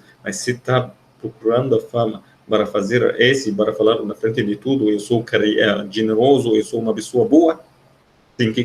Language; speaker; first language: Portuguese; non-native, fluent; Arabic